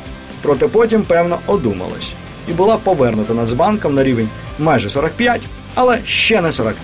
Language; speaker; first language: Ukrainian; native; Ukrainian